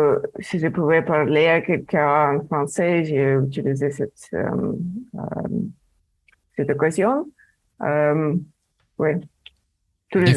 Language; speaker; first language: French; non-native, learner; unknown